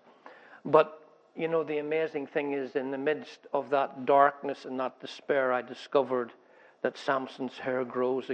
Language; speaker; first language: English; native; English